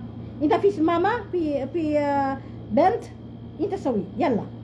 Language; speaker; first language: Arabic; non-native, learner; Filipino